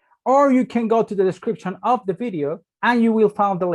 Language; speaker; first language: English; non-native, learner; Spanish